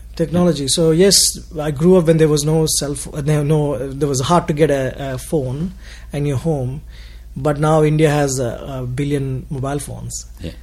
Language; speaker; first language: English; non-native, local second language; Telugu